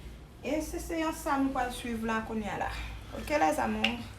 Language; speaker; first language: French; non-native, local second language; Haitian Creole